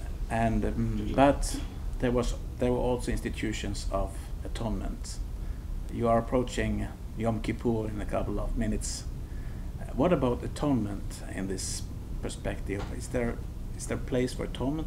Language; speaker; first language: English; non-native, fluent; Norwegian